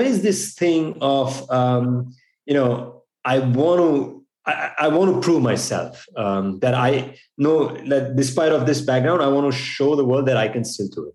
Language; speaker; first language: English; non-native, local second language; Gujarati